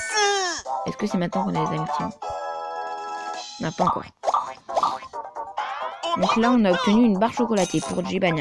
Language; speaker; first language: French; native; French